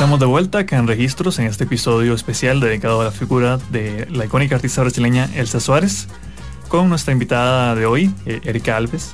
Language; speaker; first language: Spanish; native; Spanish